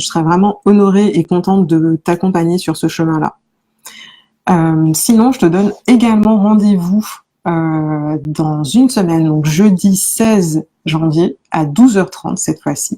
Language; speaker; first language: French; native; French